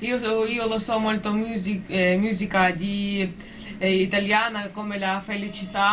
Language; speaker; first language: Italian; non-native, learner; Ukrainian